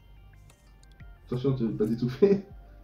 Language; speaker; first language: French; native; French